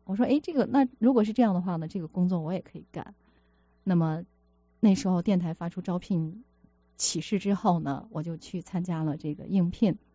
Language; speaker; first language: Chinese; native; Chinese